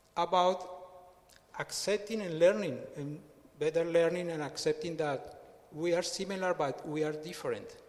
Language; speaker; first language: English; non-native, fluent; Spanish